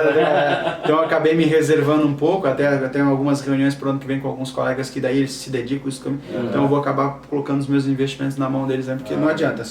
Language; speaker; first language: Portuguese; native; Portuguese